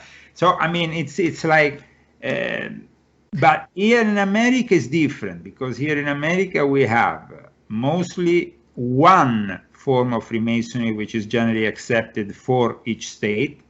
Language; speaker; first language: English; non-native, fluent; Italian